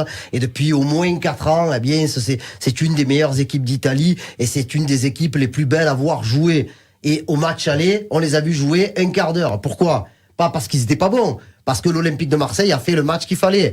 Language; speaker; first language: French; native; French